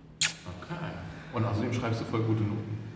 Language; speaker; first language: German; native; German